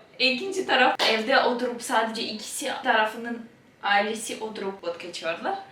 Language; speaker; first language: Turkish; non-native, fluent; Ukrainian